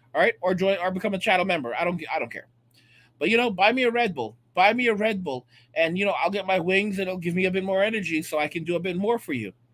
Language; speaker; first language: English; native; English